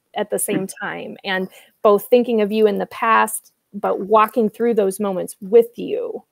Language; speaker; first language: English; native; English